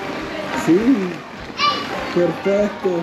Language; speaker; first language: Spanish; non-native, learner; English